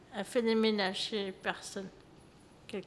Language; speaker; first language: French; early bilingual, other home language; Portuguese